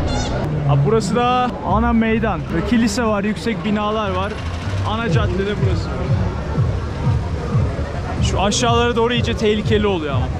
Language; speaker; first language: Turkish; native; Turkish